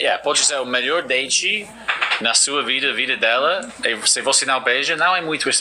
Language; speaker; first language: Portuguese; non-native, learner; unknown